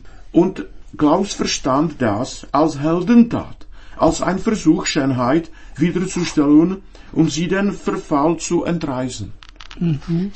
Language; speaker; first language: German; non-native, fluent; Czech